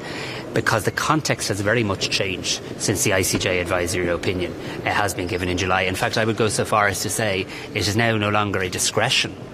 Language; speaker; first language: English; native; English